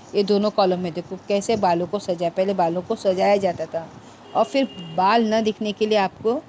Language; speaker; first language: Hindi; non-native, local second language; Marathi